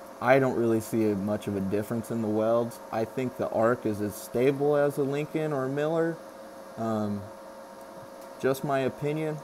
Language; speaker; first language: English; native; English